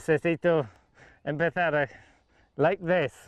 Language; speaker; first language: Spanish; non-native, learner; English